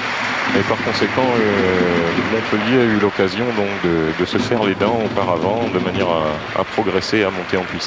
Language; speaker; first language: French; native; French